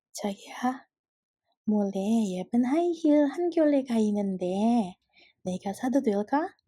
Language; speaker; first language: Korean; non-native, fluent; Indonesian